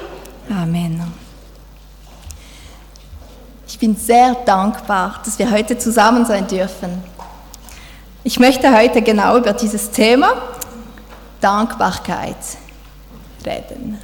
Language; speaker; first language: German; non-native, fluent; French